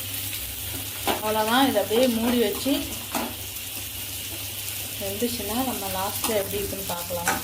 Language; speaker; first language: Tamil; native; Tamil